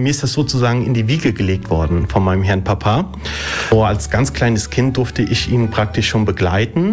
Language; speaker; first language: German; early bilingual, other home language; Italian